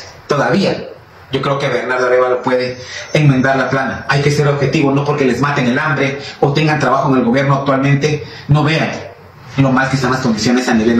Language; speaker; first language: Spanish; native; Spanish